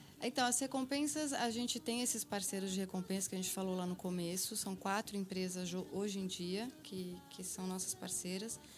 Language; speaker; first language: Portuguese; native; Portuguese